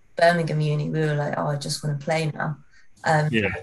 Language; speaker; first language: English; native; English